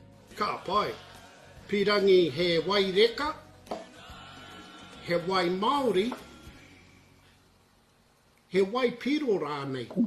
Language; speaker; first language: Māori; non-native, local second language; English